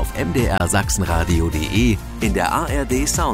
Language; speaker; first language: German; native; German